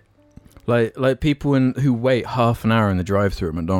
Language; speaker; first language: English; native; English